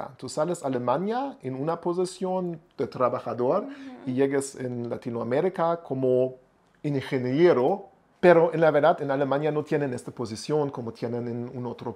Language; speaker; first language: Spanish; non-native, learner; German